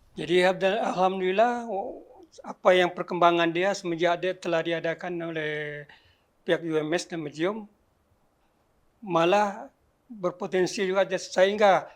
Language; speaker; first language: Malay; non-native, local second language; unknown